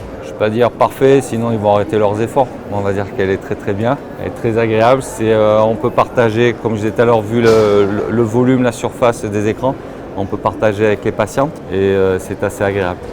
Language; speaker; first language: French; native; French